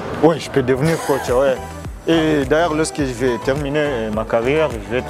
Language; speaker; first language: French; non-native, local second language; Rundi